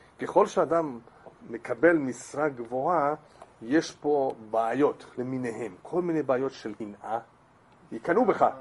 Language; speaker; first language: Hebrew; non-native, fluent; English